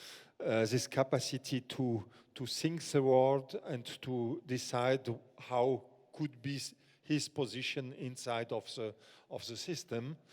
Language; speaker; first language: English; non-native, fluent; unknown